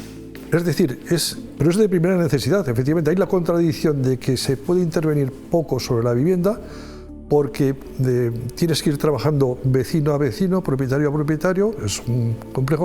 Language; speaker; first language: Spanish; native; Spanish